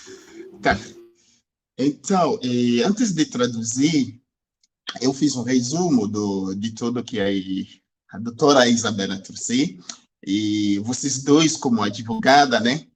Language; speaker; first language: Portuguese; non-native, fluent; Haitian Creole